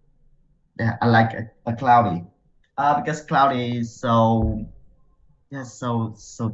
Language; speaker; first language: English; non-native, learner; Vietnamese